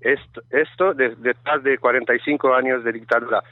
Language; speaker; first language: Spanish; non-native, learner; Romanian